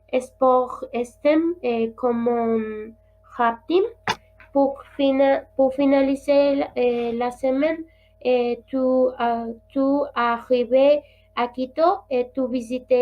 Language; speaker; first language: French; non-native, learner; Spanish